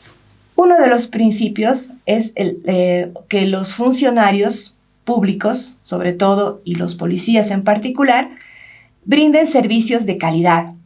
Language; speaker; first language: Spanish; native; Spanish